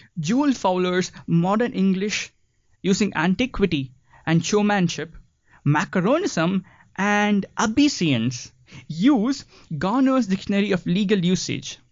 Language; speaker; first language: English; non-native, local second language; Tamil